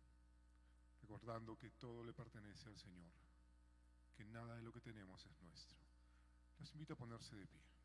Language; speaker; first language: Spanish; native; Spanish